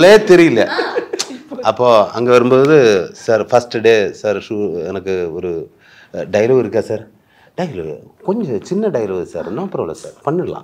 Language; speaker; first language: Tamil; non-native, learner; Malayalam